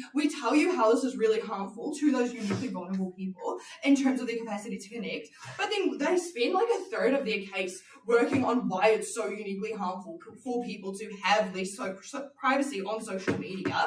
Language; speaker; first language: English; native; English